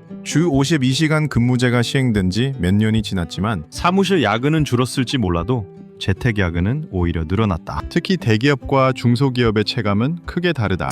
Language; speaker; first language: Korean; native; Korean